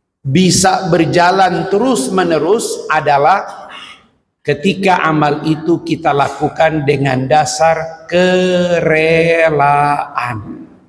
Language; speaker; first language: Indonesian; native; Indonesian